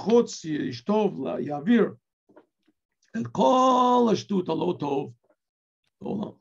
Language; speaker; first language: Hebrew; non-native, fluent; English